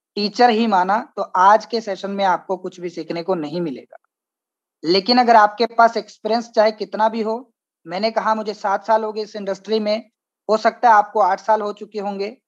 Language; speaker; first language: Hindi; native; Hindi